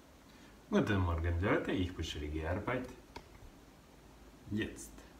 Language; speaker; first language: German; non-native, learner; Russian